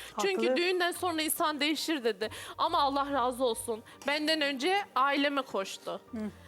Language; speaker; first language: Turkish; native; Turkish